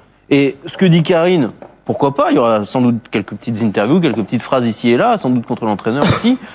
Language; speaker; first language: French; native; French